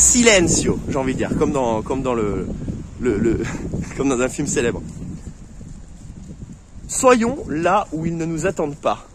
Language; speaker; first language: French; native; French